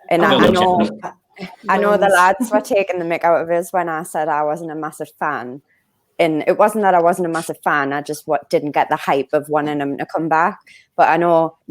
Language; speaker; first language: English; native; English